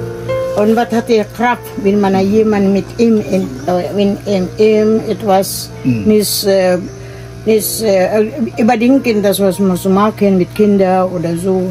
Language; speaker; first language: German; non-native, learner; Filipino